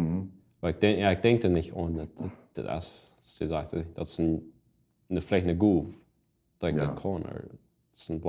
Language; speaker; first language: German; non-native, learner; Plautdietsch